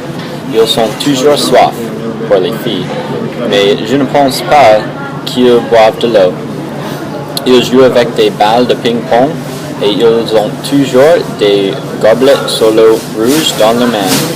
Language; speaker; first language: French; non-native, learner; English